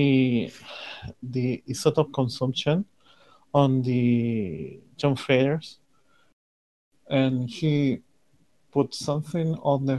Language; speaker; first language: English; non-native, learner; Spanish